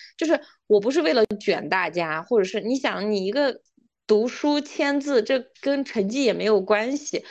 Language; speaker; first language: Chinese; non-native, local second language; Uyghur